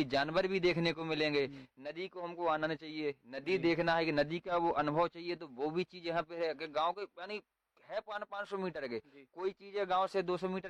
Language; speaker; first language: Hindi; native; Hindi